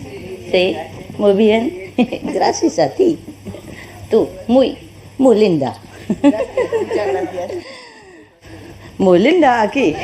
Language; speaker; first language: Spanish; non-native, learner; Vietnamese